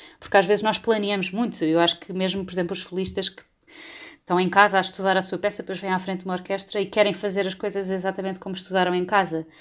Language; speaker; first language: Portuguese; native; Portuguese